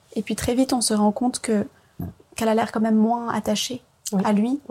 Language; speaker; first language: French; early bilingual, other home language; Vietnamese